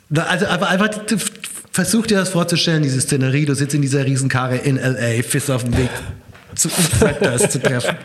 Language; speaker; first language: German; native; German